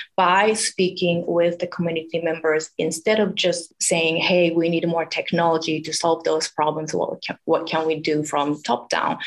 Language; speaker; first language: English; non-native, fluent; Japanese